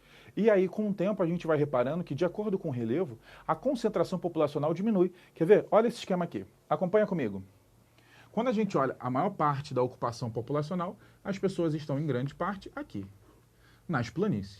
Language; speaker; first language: Portuguese; native; Portuguese